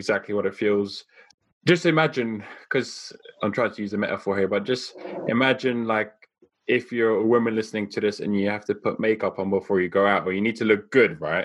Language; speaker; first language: English; non-native, local second language; Afrikaans